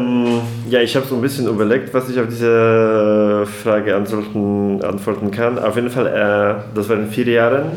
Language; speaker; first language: German; non-native, fluent; Polish